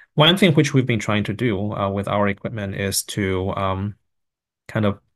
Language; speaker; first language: English; non-native, fluent; Chinese